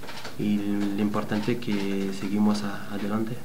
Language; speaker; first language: Spanish; non-native, learner; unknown